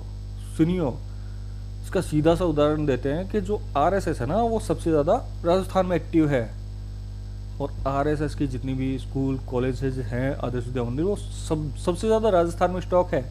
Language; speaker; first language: Hindi; native; Hindi